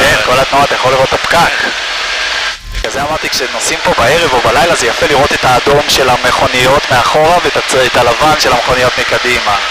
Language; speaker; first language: Hebrew; native; Hebrew